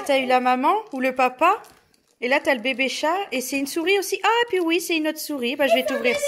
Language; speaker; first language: French; native; French